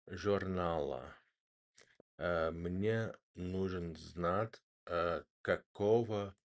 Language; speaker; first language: Russian; non-native, learner; English